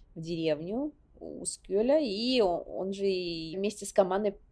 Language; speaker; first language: Russian; non-native, local second language; Yakut